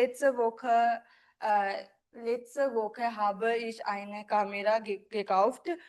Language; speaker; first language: German; non-native, learner; Hindi